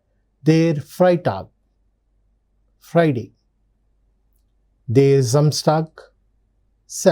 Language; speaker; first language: German; non-native, learner; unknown